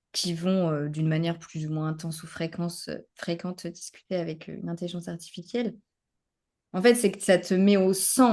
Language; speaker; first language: French; native; French